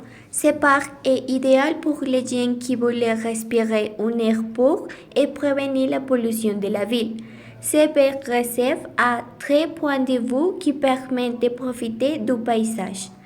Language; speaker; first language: French; non-native, learner; Spanish